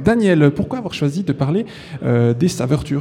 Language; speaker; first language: French; native; French